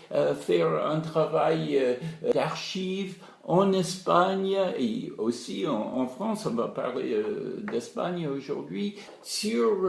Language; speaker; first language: French; non-native, fluent; English